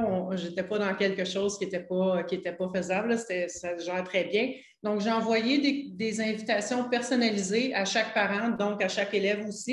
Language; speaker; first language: French; native; French